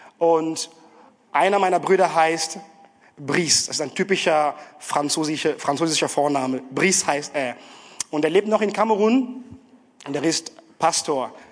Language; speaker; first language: German; non-native, fluent; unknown